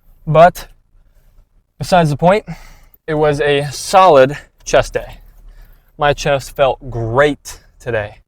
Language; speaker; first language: English; native; English